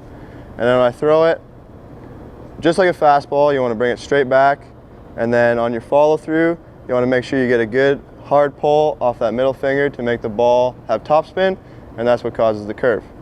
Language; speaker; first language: English; native; English